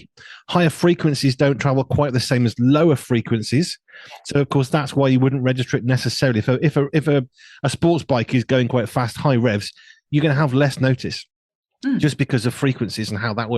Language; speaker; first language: English; native; English